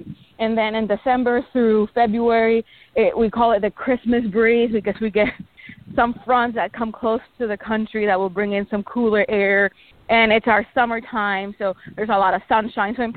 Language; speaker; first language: English; non-native, fluent; Spanish